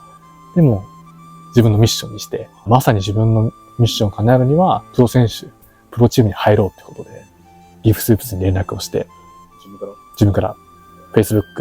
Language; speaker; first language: Japanese; native; Japanese